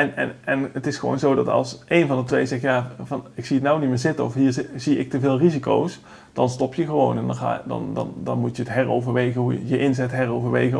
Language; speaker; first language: Dutch; native; Dutch